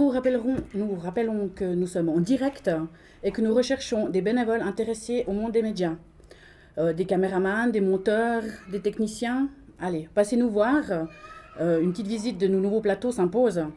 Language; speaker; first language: French; native; French